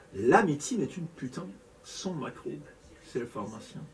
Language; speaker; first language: French; native; French